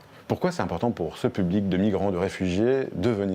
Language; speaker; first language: French; native; French